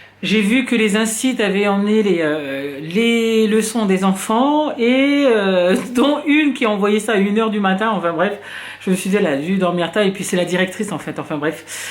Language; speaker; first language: French; native; French